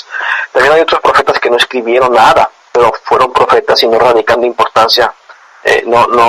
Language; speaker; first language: Spanish; native; Spanish